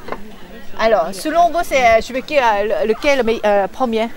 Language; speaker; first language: French; non-native, learner; Korean